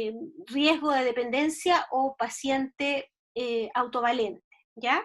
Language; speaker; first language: Spanish; native; Spanish